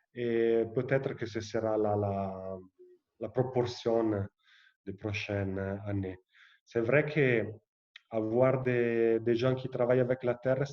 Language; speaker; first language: French; non-native, fluent; Italian